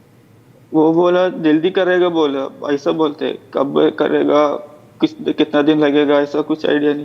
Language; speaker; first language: Hindi; non-native, local second language; Malayalam